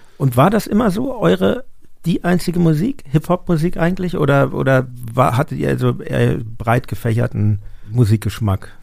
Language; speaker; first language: German; native; German